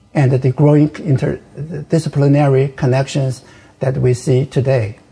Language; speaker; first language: English; non-native, fluent; Chinese